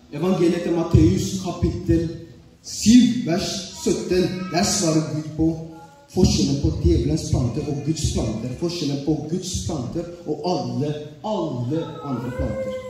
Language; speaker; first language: Norwegian; early bilingual, other home language; Oromo